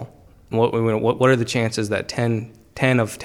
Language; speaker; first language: English; native; English